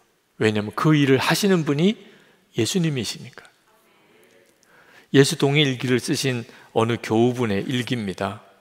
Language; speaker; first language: Korean; native; Korean